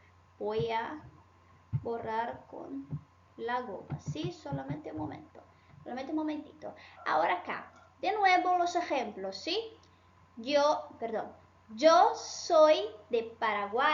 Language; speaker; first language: Spanish; non-native, fluent; Portuguese